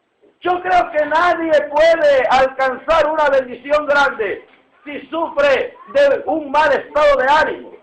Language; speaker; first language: Spanish; native; Spanish